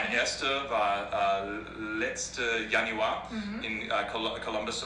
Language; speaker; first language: German; non-native, learner; English